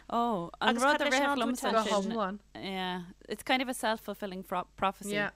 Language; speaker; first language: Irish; non-native, local second language; English